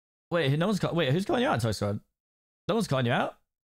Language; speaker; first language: English; native; English